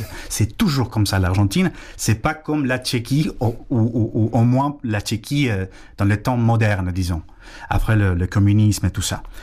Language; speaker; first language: French; non-native, fluent; Spanish